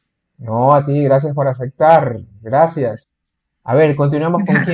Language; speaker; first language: Spanish; native; Spanish